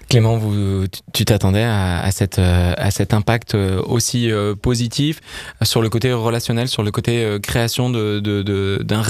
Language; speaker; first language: French; native; French